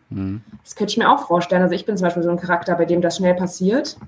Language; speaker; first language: German; native; German